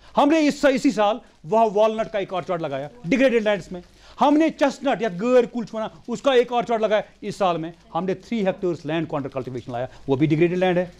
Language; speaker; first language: Hindi; non-native, local second language; Kashmiri